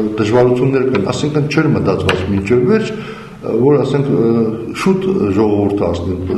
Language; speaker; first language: Armenian; native; Armenian